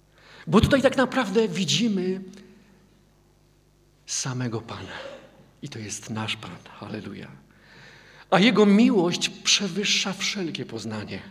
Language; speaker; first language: Polish; native; Polish